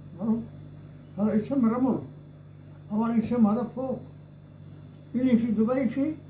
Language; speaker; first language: Arabic; non-native, learner; Urdu